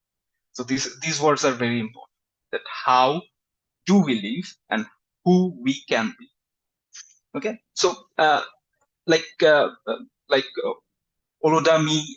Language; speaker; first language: English; non-native, fluent; Bangla